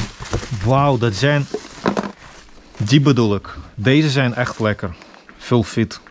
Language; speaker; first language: Dutch; non-native, fluent; Russian